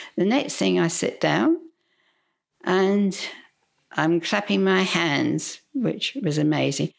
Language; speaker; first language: English; native; English